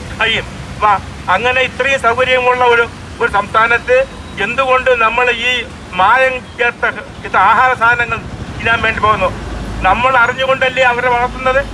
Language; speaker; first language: Malayalam; native; Malayalam